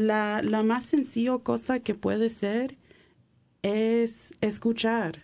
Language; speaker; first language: Spanish; early bilingual, heritage; English